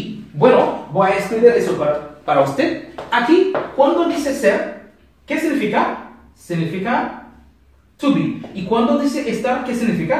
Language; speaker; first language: Spanish; non-native, learner; Haitian Creole